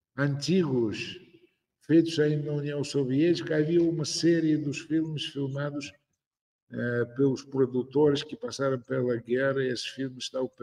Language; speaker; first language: Portuguese; non-native, fluent; Russian